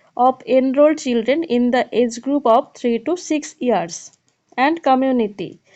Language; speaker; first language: English; non-native, local second language; Bangla